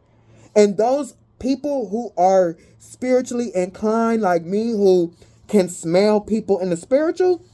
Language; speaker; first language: English; native; English